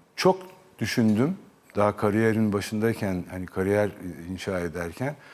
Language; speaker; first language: Turkish; native; Turkish